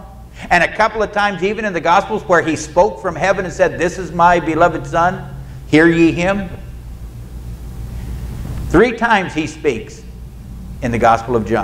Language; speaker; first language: English; native; English